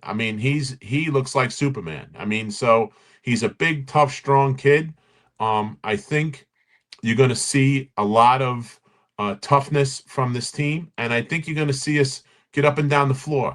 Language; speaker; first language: English; native; English